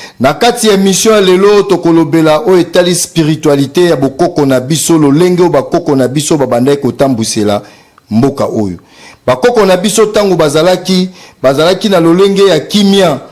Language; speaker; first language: Lingala; native; Lingala